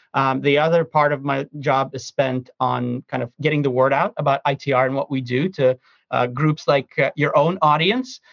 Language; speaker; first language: English; early bilingual, other home language; Russian